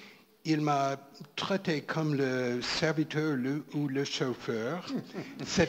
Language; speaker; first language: French; non-native, fluent; English